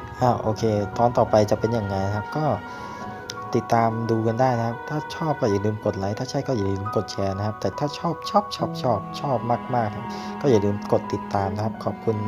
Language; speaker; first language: Thai; native; Thai